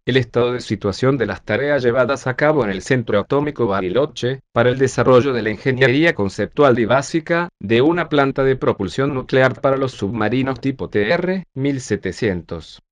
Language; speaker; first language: Spanish; native; Spanish